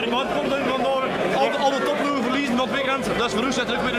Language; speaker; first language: Dutch; native; Dutch